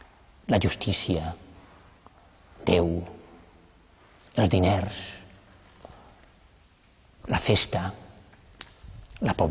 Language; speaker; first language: Catalan; native; Catalan